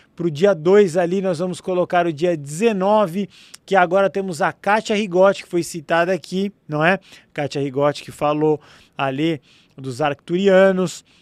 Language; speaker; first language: Portuguese; native; Portuguese